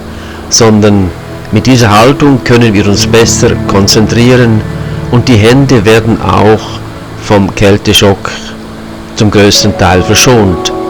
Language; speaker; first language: German; native; German